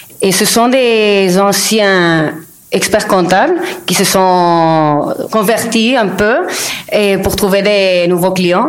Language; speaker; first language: French; non-native, local second language; Spanish